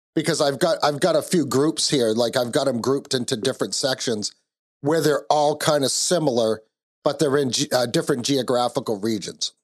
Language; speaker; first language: English; native; English